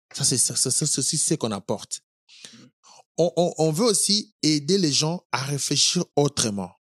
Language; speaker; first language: French; non-native, local second language; Lingala